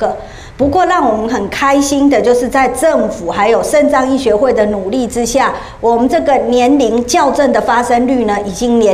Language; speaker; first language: Chinese; native; Chinese